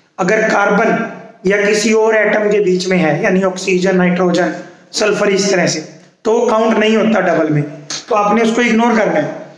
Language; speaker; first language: Hindi; native; Hindi